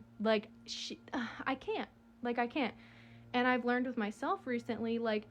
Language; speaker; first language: English; native; English